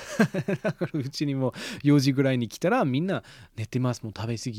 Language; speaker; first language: Japanese; non-native, fluent; English